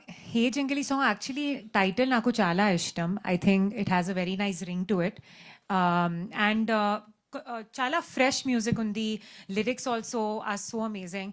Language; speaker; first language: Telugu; non-native, learner; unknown